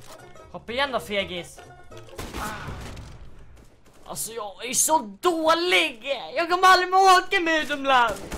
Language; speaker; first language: Swedish; native; Swedish